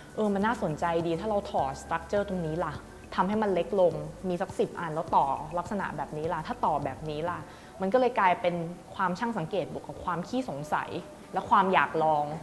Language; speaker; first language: Thai; native; Thai